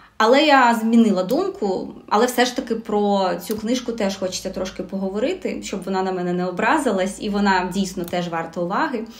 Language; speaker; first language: Ukrainian; non-native, local second language; Russian